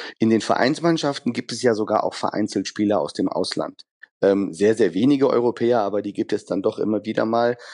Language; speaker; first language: German; early bilingual, other home language; Persian